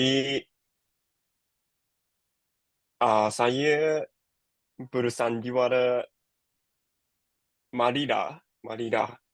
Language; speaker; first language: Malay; non-native, learner; Japanese